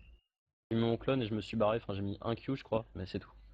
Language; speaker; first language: French; native; French